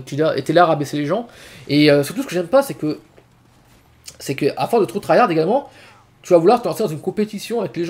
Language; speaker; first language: French; native; French